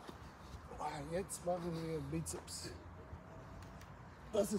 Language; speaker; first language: German; non-native, learner; Chechen